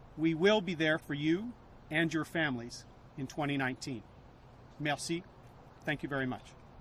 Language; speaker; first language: English; native; English